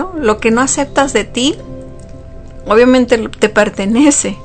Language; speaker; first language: Spanish; native; Spanish